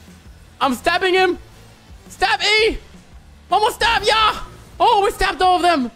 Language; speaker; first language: English; native; English